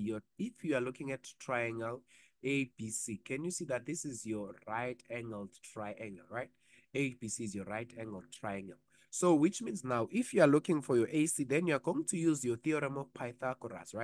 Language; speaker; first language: English; non-native, local second language; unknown